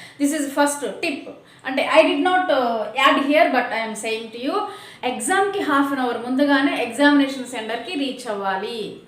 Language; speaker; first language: English; non-native, local second language; Telugu